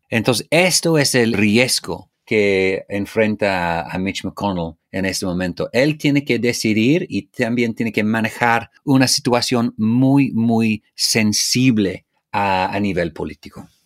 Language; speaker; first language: Spanish; non-native, fluent; English